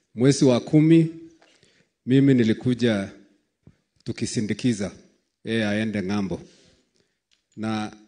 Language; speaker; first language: Swahili; native; Swahili